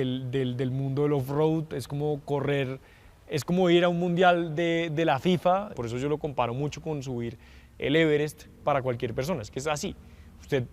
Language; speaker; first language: Spanish; native; Spanish